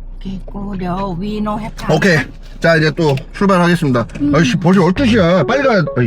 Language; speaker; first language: Korean; native; Korean